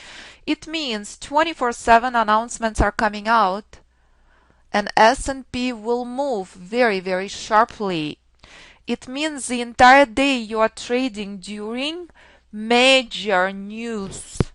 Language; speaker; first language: English; non-native, fluent; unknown